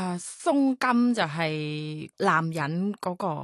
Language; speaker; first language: Cantonese; non-native, learner; Thai